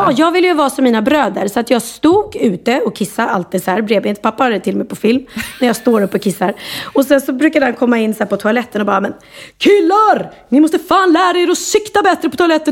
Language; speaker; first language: Swedish; native; Swedish